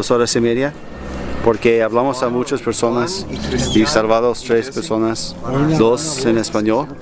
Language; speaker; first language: Spanish; non-native, learner; English